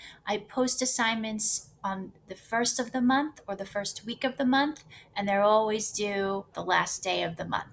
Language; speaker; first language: English; native; English